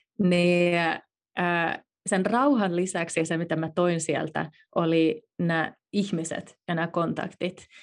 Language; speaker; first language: Finnish; native; Finnish